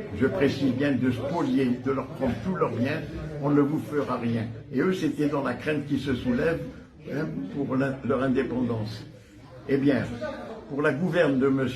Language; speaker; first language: French; native; French